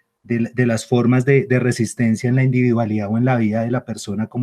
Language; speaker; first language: Spanish; native; Spanish